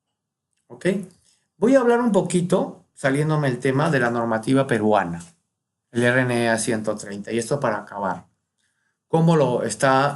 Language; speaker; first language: Spanish; native; Spanish